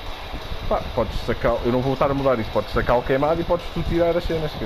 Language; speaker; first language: Portuguese; native; Portuguese